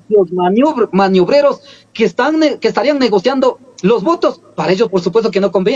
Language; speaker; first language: Spanish; native; Spanish